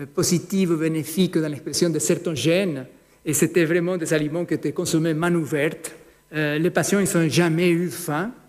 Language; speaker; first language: French; non-native, fluent; Spanish